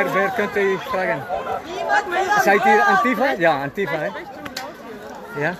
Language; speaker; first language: German; non-native, fluent; Spanish